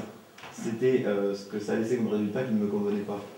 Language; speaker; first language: French; native; French